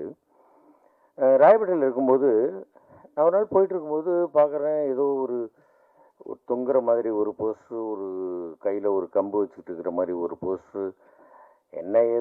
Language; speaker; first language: Tamil; native; Tamil